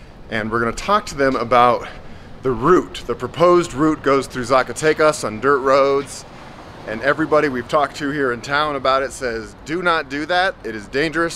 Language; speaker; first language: English; native; English